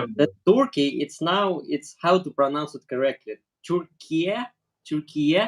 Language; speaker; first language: English; non-native, learner; Russian